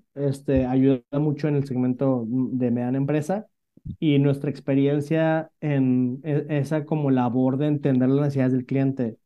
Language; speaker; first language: Spanish; native; Spanish